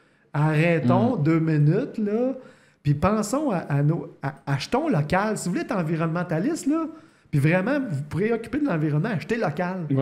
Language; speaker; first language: French; native; French